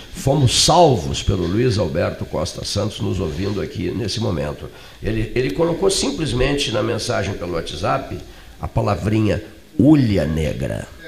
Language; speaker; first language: Portuguese; native; Portuguese